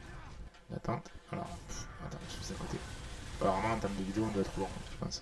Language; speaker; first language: French; native; French